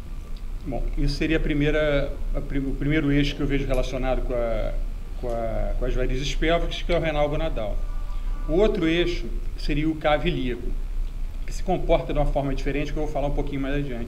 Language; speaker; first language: Portuguese; native; Portuguese